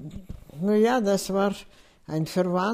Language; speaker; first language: German; non-native, fluent; Russian